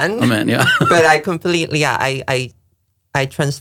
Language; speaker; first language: English; non-native, local second language; Filipino